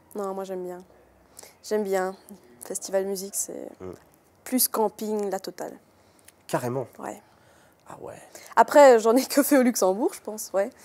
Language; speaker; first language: French; native; French